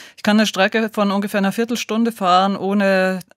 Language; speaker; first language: German; native; German